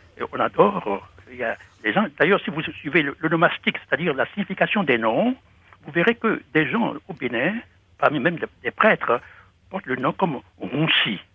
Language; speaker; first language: French; non-native, local second language; Fon